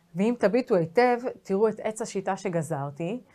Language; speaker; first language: Hebrew; native; Hebrew